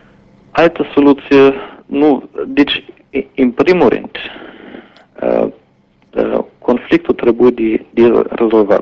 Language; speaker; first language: Romanian; non-native, fluent; German